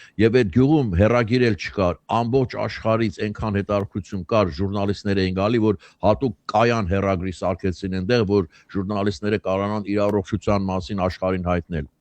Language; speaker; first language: Armenian; native; Armenian